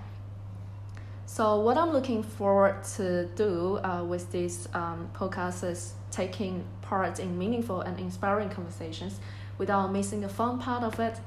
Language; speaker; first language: English; non-native, fluent; Chinese